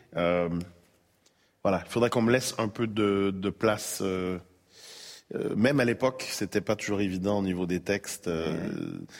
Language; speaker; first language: French; native; French